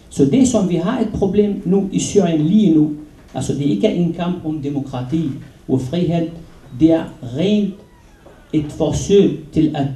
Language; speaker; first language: Danish; non-native, fluent; Arabic